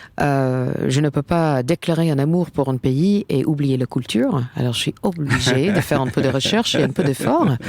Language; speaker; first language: French; non-native, fluent; English